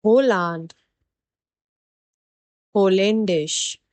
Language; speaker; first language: German; non-native, fluent; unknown